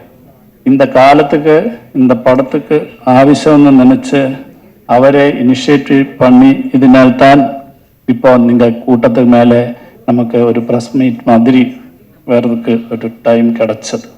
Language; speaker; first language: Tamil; non-native, learner; Malayalam